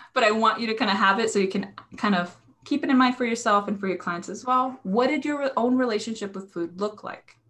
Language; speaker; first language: English; non-native, fluent; Spanish